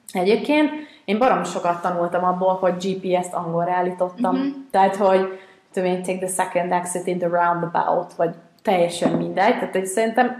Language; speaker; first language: Hungarian; native; Hungarian